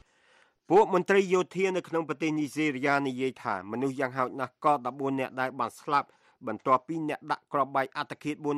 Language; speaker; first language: Khmer; native; Khmer